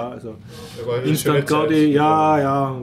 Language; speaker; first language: German; native; German